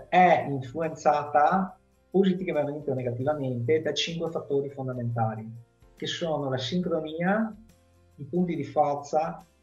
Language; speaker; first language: Italian; native; Italian